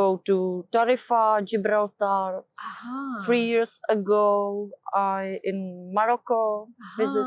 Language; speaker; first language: English; non-native, learner; Czech